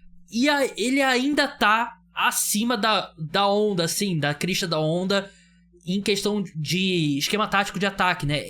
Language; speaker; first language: Portuguese; native; Portuguese